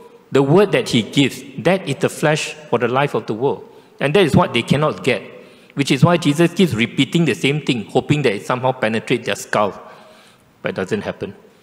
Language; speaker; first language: English; non-native, local second language; Chinese